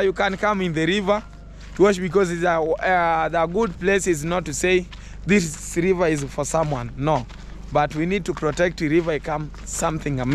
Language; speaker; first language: English; non-native, learner; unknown